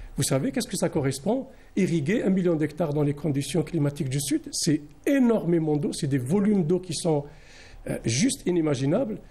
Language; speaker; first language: French; non-native, local second language; Arabic